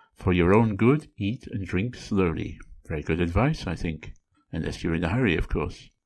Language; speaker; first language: English; native; English